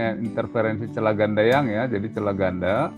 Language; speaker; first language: Indonesian; native; Indonesian